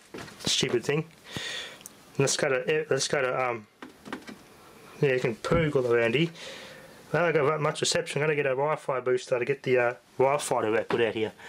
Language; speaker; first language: English; native; English